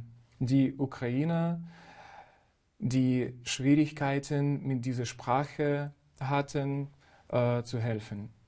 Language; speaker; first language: German; non-native, fluent; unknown